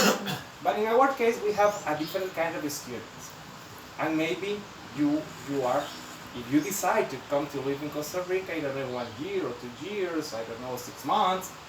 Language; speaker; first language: English; non-native, fluent; Spanish